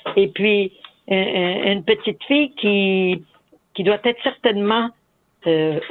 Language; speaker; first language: French; native; French